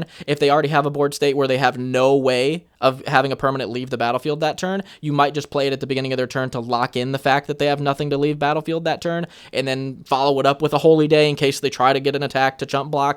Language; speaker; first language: English; native; English